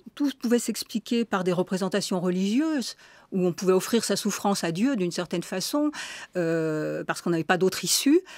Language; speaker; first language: French; native; French